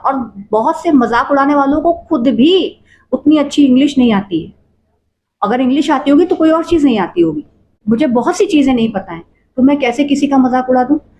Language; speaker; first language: Hindi; native; Hindi